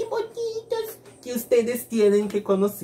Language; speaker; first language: Spanish; non-native, learner; Portuguese